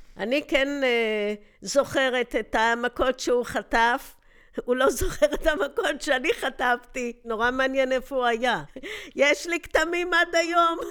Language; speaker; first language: Hebrew; native; Hebrew